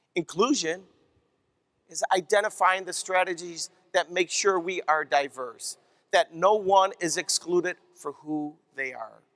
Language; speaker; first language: English; native; English